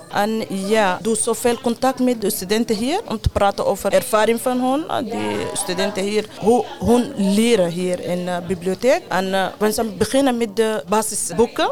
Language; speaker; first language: Dutch; non-native, learner; Arabic